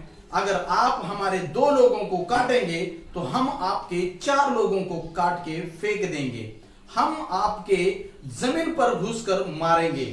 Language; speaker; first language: Hindi; native; Hindi